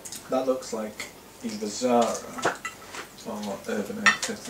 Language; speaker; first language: English; native; English